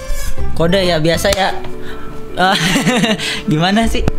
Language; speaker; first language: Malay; non-native, local second language; Sundanese